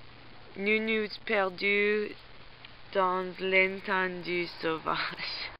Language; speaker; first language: French; non-native, learner; English